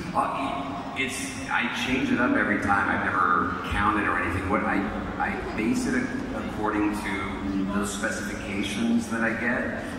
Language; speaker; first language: English; native; English